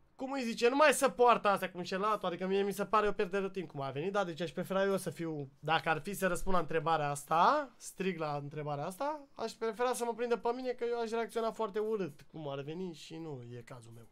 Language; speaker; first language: Romanian; native; Romanian